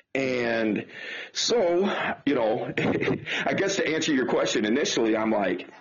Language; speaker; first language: English; native; English